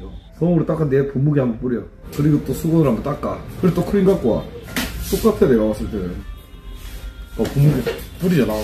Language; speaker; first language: Korean; native; Korean